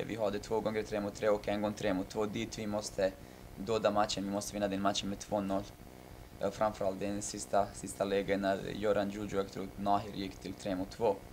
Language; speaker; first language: Swedish; non-native, fluent; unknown